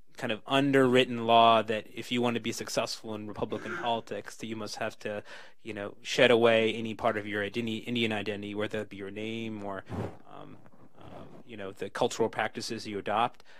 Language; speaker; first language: English; native; English